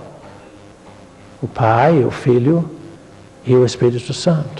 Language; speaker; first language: Portuguese; non-native, fluent; English